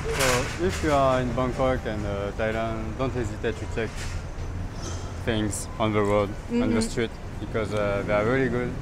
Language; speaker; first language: English; non-native, fluent; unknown